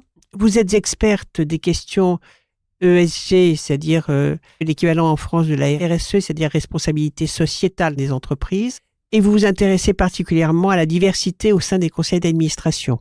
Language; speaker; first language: French; native; French